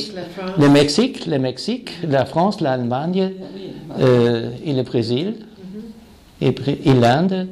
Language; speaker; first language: French; non-native, fluent; German